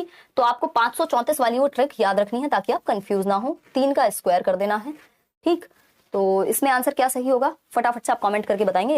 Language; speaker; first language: Hindi; native; Hindi